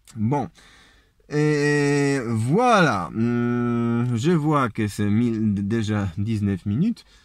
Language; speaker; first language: French; non-native, learner; Polish